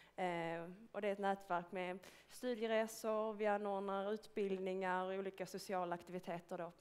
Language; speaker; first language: Swedish; native; Swedish